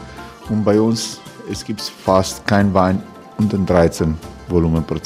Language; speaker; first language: German; non-native, fluent; Croatian